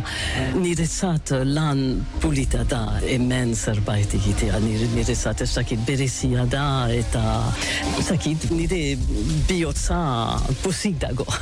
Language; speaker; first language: Basque; non-native, learner; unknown